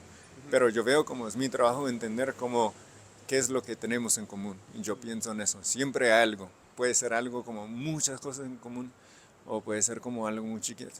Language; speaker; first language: Spanish; non-native, fluent; English